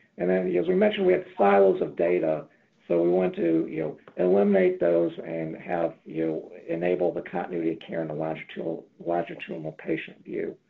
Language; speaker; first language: English; native; English